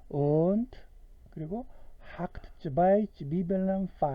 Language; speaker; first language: German; non-native, fluent; Korean